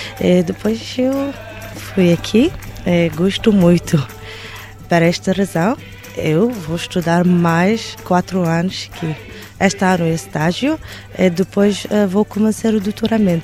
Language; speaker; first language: Portuguese; non-native, learner; Arabic